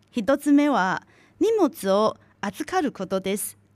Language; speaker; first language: Japanese; non-native, fluent; Chinese